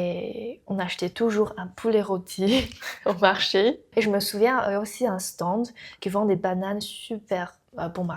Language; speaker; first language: French; non-native, learner; Chinese